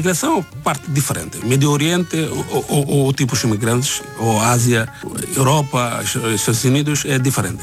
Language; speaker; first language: Portuguese; non-native, learner; Bangla